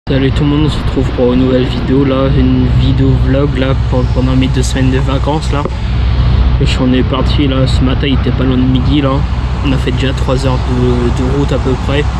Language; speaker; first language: French; native; French